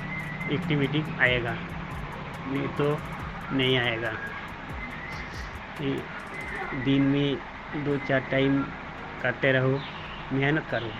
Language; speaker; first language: Hindi; non-native, local second language; Bangla